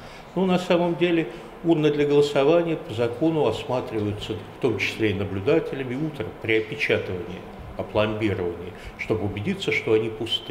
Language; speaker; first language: Russian; native; Russian